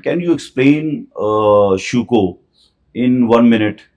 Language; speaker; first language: English; non-native, local second language; Hindi